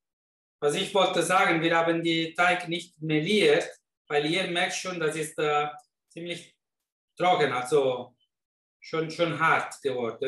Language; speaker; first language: German; non-native, fluent; Italian